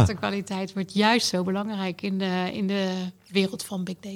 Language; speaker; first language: Dutch; native; Dutch